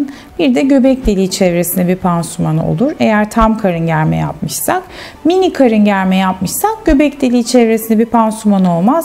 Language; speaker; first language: Turkish; native; Turkish